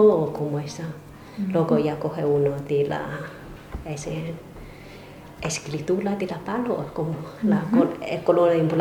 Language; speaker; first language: Spanish; non-native, learner; Chinese